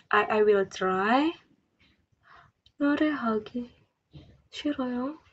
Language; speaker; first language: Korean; non-native, learner; English